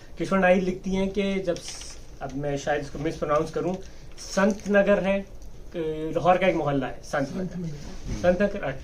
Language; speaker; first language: Urdu; native; Urdu